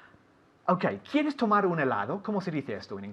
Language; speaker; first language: Spanish; non-native, fluent; English